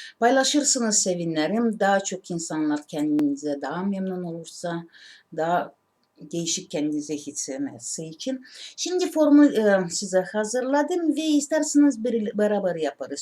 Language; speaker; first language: Turkish; non-native, learner; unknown